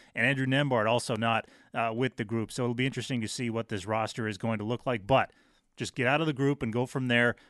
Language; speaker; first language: English; native; English